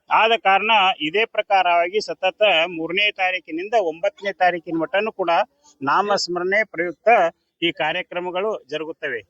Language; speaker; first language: Kannada; native; Kannada